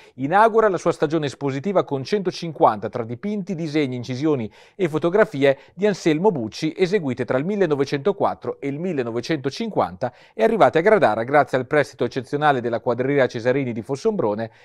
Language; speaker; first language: Italian; native; Italian